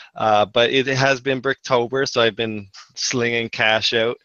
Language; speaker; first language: English; native; English